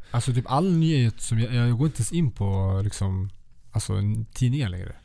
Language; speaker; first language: Swedish; early bilingual, other home language; Kurdish